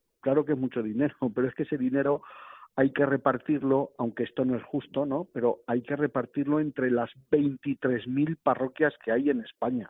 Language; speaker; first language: Spanish; native; Spanish